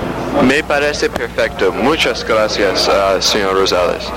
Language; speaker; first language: Spanish; non-native, learner; English